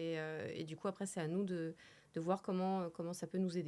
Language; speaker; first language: French; native; French